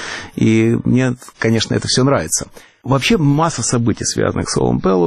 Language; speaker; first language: Russian; native; Russian